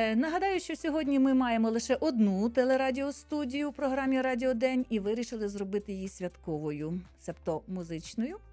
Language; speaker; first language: Ukrainian; native; Ukrainian